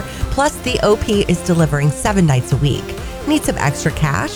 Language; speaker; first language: English; native; English